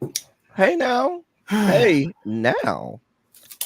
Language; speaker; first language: English; native; English